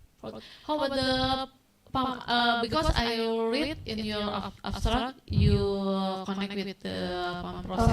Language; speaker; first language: English; non-native, learner; Indonesian